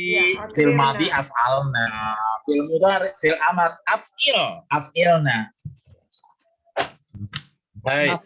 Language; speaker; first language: Arabic; non-native, fluent; Indonesian